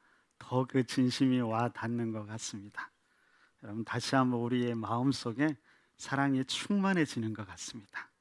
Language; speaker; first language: Korean; native; Korean